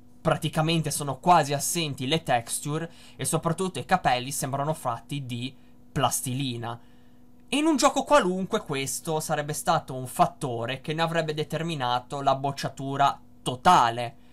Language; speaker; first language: Italian; native; Italian